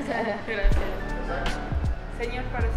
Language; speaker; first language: Spanish; early bilingual, heritage; Spanish